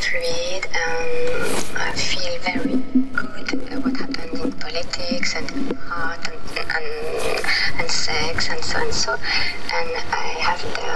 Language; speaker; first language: English; non-native, fluent; French